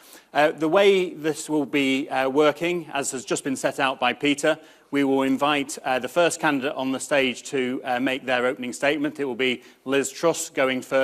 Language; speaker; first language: English; native; English